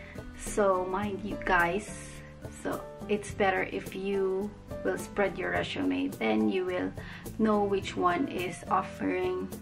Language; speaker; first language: English; non-native, local second language; Filipino